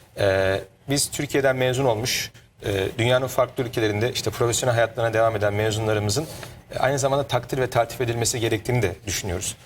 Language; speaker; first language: Turkish; native; Turkish